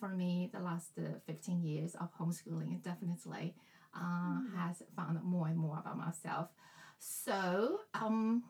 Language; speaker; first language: English; non-native, fluent; Chinese